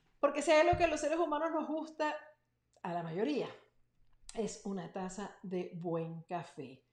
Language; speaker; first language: Spanish; native; Spanish